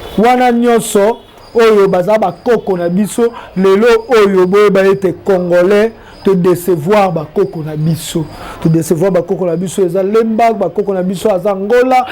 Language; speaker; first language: Lingala; non-native, local second language; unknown